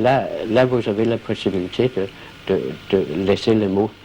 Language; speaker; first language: French; non-native, fluent; Danish